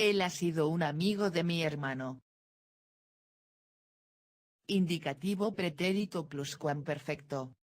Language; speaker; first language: Spanish; non-native, fluent; Dutch